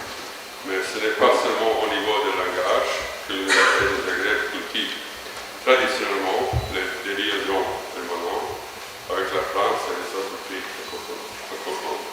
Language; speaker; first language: French; non-native, fluent; Croatian